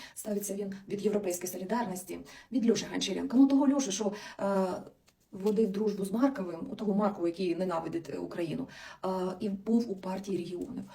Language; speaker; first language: Ukrainian; non-native, local second language; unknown